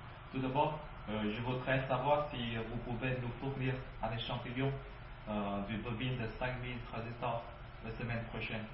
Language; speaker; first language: French; non-native, learner; Vietnamese